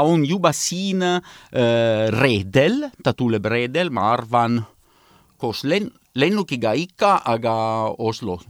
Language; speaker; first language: Estonian; non-native, learner; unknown